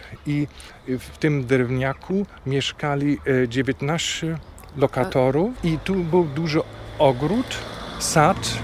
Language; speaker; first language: Polish; non-native, fluent; German